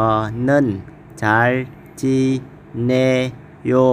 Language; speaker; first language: Korean; non-native, fluent; Vietnamese